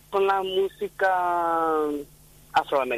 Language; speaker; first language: Spanish; non-native, fluent; English